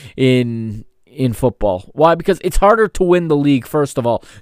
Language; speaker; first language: English; native; English